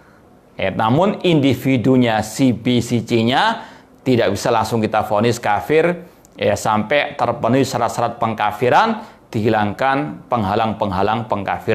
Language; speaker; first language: Indonesian; native; Indonesian